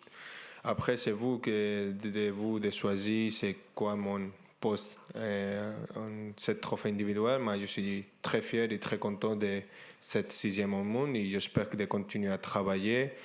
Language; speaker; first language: French; non-native, fluent; Spanish